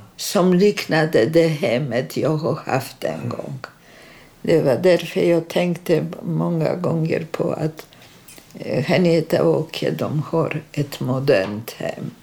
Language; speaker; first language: Swedish; non-native, fluent; Polish